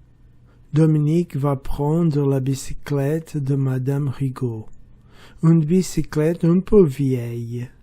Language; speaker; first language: French; non-native, learner; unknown